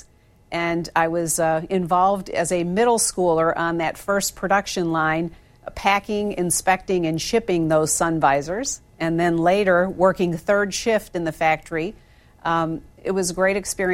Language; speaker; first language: English; native; English